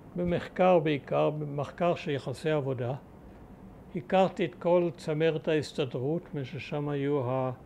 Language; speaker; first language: Hebrew; early bilingual, other home language; German